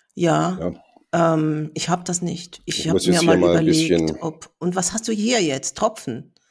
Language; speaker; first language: German; native; German